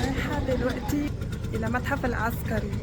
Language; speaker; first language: Arabic; non-native, fluent; German